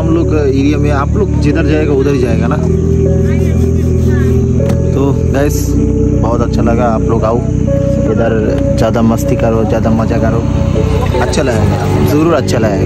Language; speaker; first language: Hindi; non-native, learner; Bangla